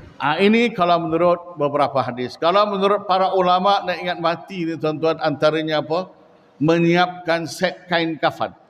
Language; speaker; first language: Malay; native; Malay